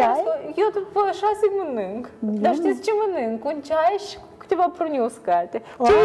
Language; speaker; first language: Romanian; native; Romanian